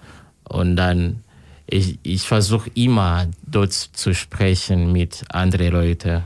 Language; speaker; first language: German; non-native, learner; Kinyarwanda